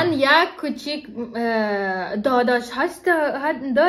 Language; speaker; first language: Persian; non-native, learner; German